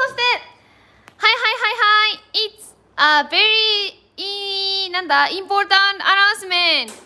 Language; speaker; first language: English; non-native, learner; Japanese